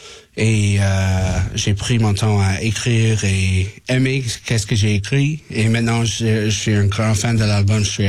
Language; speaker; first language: French; non-native, learner; English